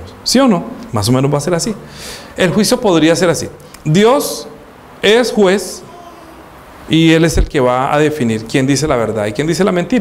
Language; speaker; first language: Spanish; native; Spanish